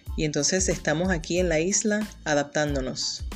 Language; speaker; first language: Spanish; early bilingual, heritage; Spanish